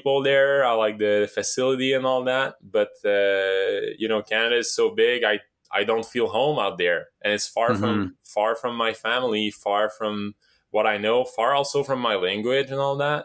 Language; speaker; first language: English; native; English